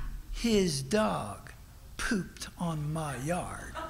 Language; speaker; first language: English; native; English